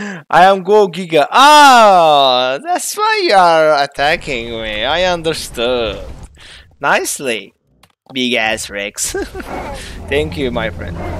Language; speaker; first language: English; non-native, learner; Azerbaijani